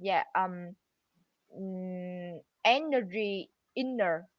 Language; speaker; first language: English; non-native, learner; Vietnamese